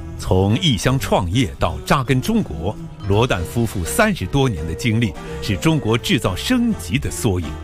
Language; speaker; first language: Chinese; native; Chinese